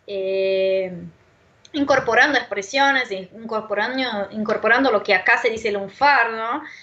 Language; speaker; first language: Spanish; non-native, fluent; Portuguese